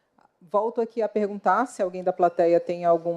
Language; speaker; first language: Portuguese; native; Portuguese